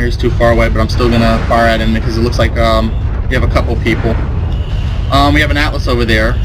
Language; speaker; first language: English; native; English